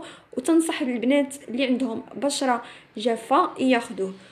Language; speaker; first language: Arabic; native; Arabic